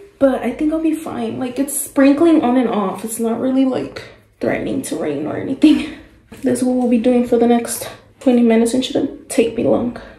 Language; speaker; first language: English; early bilingual, other home language; Spanish